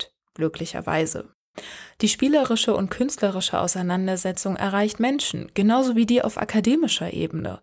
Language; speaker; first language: German; native; German